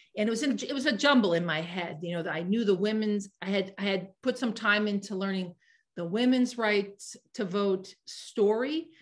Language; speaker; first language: English; native; English